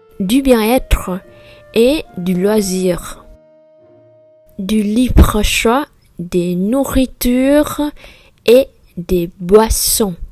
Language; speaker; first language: French; non-native, fluent; Vietnamese